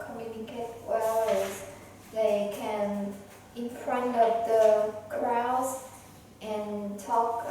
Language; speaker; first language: English; non-native, learner; Vietnamese